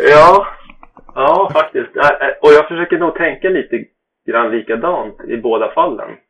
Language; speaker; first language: Swedish; native; Swedish